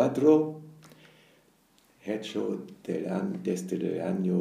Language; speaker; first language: Spanish; non-native, fluent; German